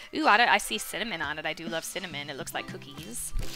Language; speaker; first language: English; native; English